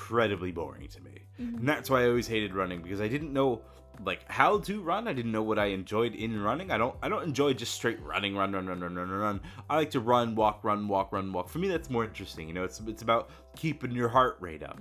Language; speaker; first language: English; native; English